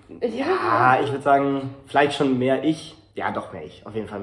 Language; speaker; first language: German; native; German